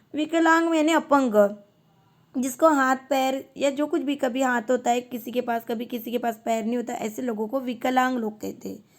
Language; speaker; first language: Hindi; non-native, local second language; Marathi